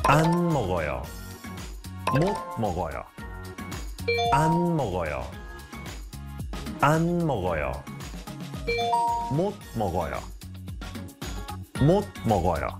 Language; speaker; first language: Korean; non-native, fluent; English